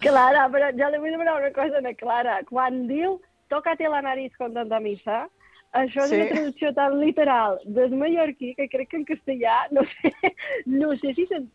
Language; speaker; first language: Catalan; native; Catalan